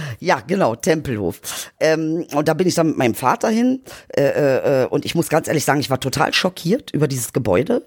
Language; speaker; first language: German; early bilingual, other home language; Turkish